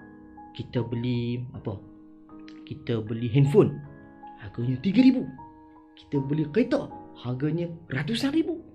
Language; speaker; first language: Malay; native; Malay